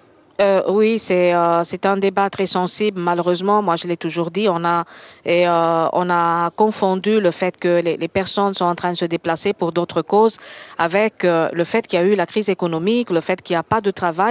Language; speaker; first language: French; native; French